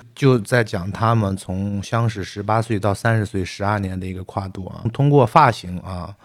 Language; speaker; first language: Chinese; native; Chinese